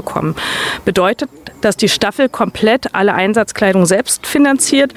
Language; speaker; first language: German; native; German